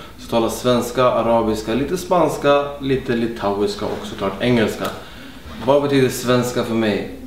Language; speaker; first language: Swedish; early bilingual, other home language; Arabic